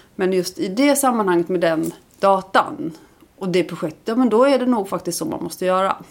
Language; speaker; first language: Swedish; early bilingual, other home language; Icelandic